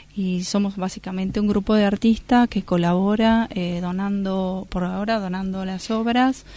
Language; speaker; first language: Spanish; native; Spanish